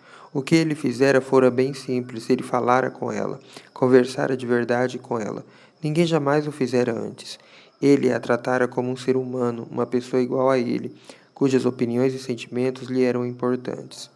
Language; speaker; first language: Portuguese; native; Portuguese